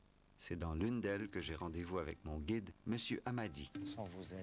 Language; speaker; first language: French; native; French